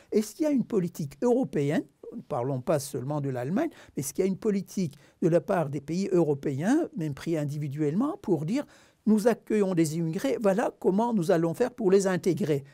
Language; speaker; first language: French; non-native, fluent; Turkish